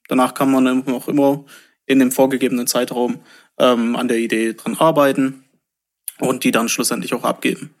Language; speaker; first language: German; native; German